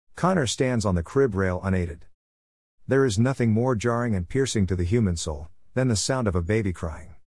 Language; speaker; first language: English; native; English